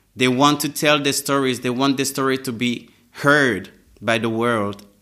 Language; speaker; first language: English; non-native, fluent; French